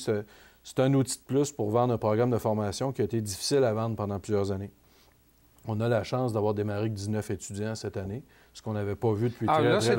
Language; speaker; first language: French; native; French